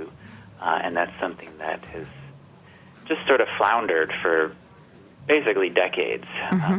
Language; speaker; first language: English; native; English